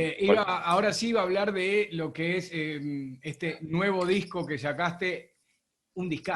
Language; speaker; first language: Spanish; native; Spanish